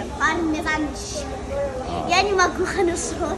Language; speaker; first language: Russian; early bilingual, heritage; Russian